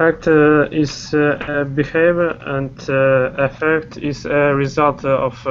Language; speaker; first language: English; non-native, learner; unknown